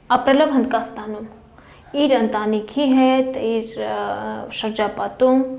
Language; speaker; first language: Armenian; native; Armenian